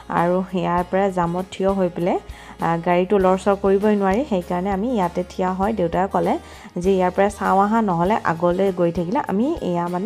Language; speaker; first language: Assamese; non-native, local second language; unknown